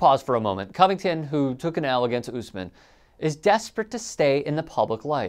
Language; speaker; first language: English; native; English